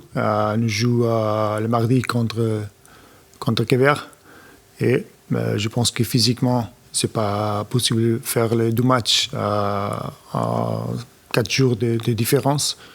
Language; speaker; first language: French; non-native, learner; Portuguese